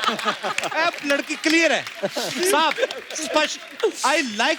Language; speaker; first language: Hindi; native; Hindi